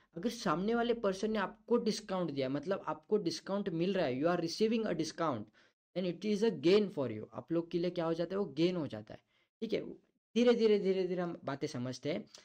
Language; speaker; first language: Hindi; non-native, local second language; Marathi